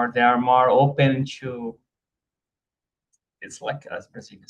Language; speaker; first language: English; non-native, fluent; Portuguese